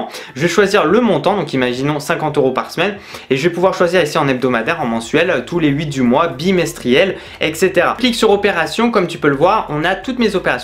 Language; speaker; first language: French; native; French